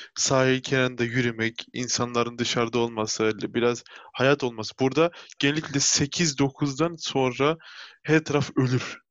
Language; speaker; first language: Turkish; early bilingual, heritage; Turkish